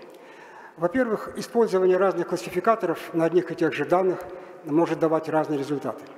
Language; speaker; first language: Russian; native; Russian